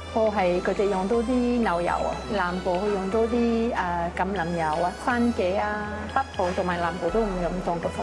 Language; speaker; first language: Cantonese; non-native, fluent; French